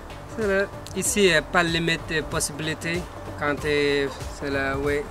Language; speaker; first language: French; non-native, learner; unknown